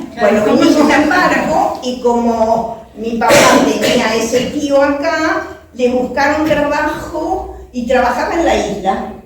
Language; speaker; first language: Spanish; early bilingual, other home language; French